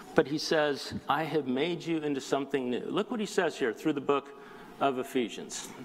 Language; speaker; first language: English; native; English